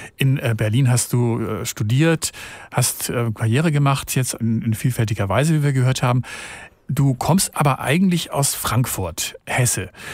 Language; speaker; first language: German; native; German